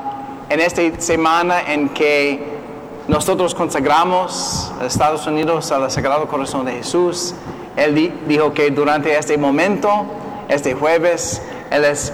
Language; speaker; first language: Spanish; non-native, learner; English